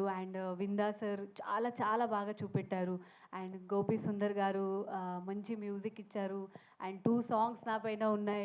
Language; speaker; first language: Telugu; non-native, learner; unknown